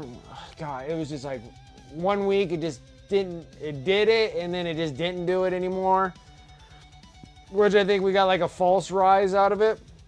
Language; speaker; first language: English; native; English